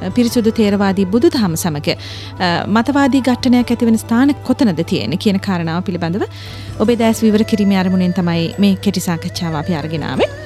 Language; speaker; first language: Sinhala; native; Sinhala